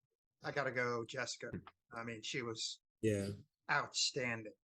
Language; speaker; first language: English; native; English